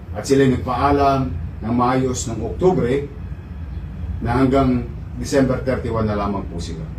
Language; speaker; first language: Filipino; native; Filipino